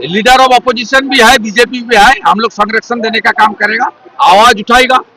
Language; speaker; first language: Hindi; non-native, local second language; Bangla